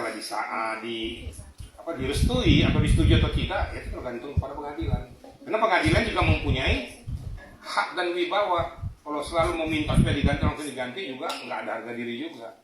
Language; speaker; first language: Indonesian; native; Indonesian